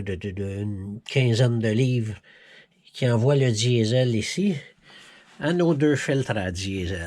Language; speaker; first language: French; native; French